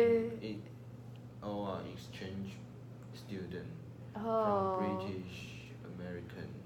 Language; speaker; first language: English; non-native, learner; Chinese